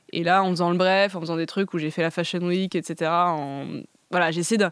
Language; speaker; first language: French; native; French